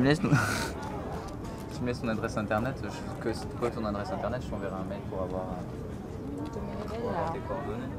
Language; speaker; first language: French; native; French